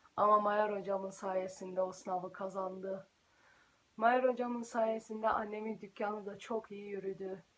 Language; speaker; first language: Turkish; early bilingual, heritage; Turkish